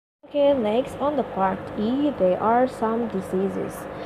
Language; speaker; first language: English; non-native, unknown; Indonesian